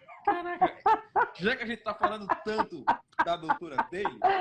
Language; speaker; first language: Portuguese; native; Portuguese